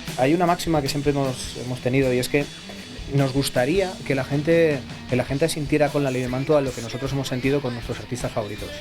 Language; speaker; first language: Spanish; native; Spanish